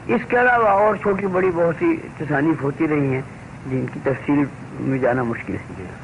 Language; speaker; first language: Urdu; native; Urdu